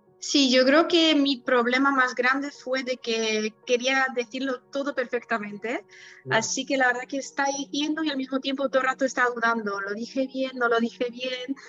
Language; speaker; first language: Spanish; non-native, fluent; Polish